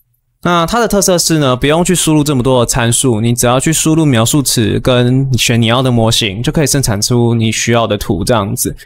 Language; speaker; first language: Chinese; native; Chinese